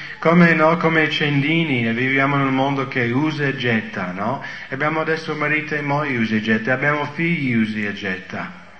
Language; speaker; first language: Italian; non-native, fluent; English